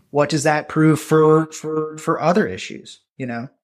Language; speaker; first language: English; native; English